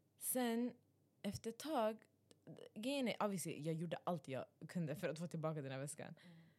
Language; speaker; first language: Swedish; early bilingual, other home language; Arabic